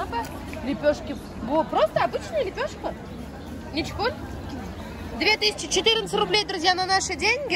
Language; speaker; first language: Russian; native; Russian